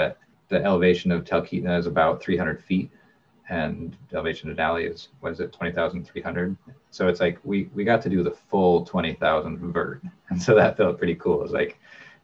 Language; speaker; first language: English; native; English